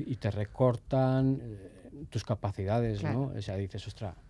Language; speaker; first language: Spanish; native; Spanish